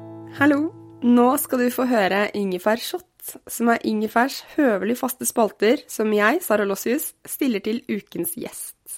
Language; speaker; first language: Norwegian; native; Norwegian